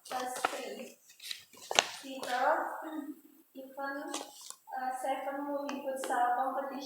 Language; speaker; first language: English; non-native, learner; Indonesian